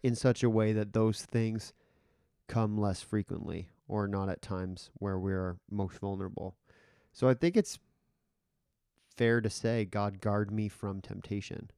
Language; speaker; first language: English; native; English